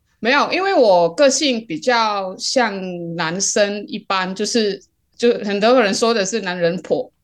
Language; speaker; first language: Chinese; non-native, fluent; Hakka Chinese